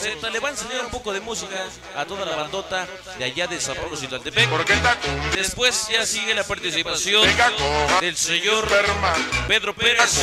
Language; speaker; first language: Spanish; native; Spanish